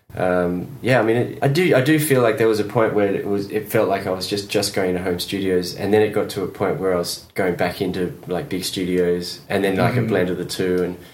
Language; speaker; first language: English; native; English